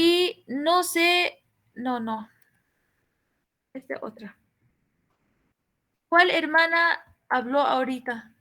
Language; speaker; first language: Spanish; non-native, fluent; Arabic